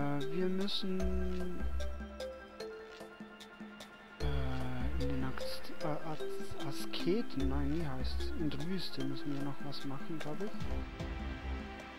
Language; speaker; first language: German; native; German